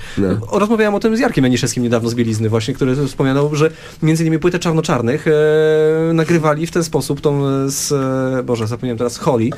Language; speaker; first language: Polish; native; Polish